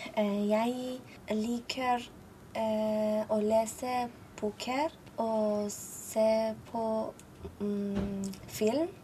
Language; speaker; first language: Norwegian; non-native, fluent; Persian